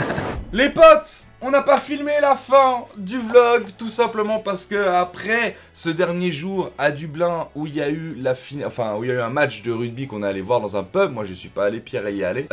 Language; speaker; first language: French; native; French